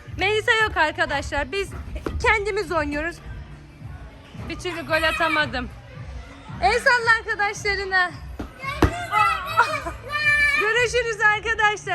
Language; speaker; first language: Turkish; native; Turkish